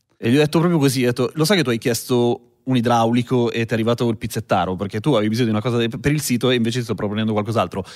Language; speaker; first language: Italian; native; Italian